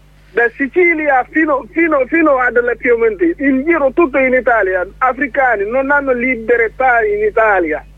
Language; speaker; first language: Italian; non-native, learner; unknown